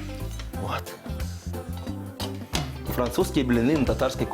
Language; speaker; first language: Russian; native; Russian